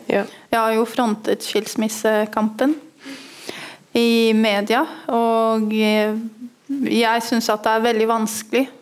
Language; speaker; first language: Norwegian; early bilingual, other home language; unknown